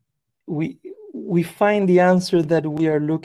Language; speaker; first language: English; non-native, fluent; Spanish